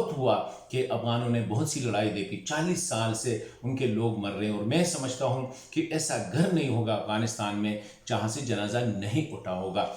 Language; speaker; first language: Hindi; non-native, local second language; Pashto